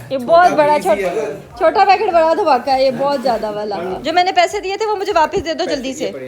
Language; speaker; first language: Urdu; non-native, local second language; Punjabi